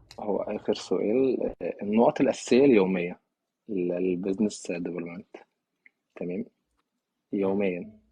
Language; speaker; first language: Egyptian Arabic; native; Egyptian Arabic